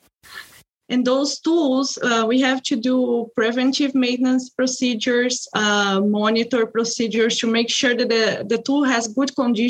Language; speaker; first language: English; non-native, fluent; Portuguese